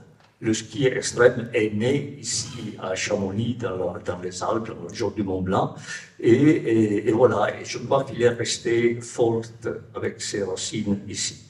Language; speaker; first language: French; non-native, fluent; Italian